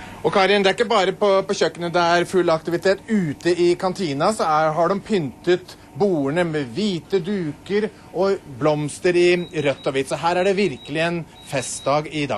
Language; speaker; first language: Norwegian; native; Norwegian